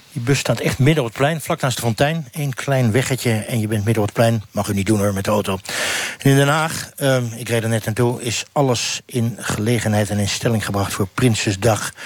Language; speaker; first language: Dutch; native; Dutch